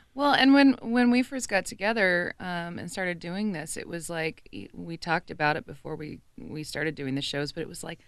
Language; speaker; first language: English; native; English